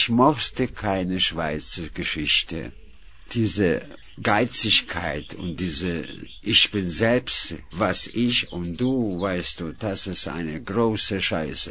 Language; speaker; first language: German; non-native, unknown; Russian